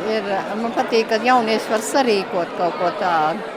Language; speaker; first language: Latvian; early bilingual, heritage; Latvian